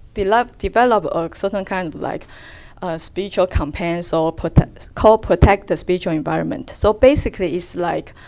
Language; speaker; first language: English; non-native, fluent; Chinese